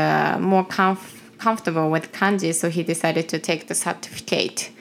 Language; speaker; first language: English; non-native, fluent; Japanese